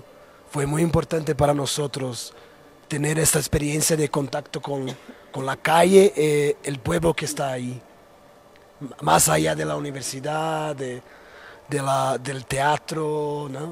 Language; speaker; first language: Spanish; non-native, fluent; Portuguese